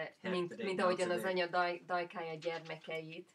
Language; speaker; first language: Hungarian; native; Hungarian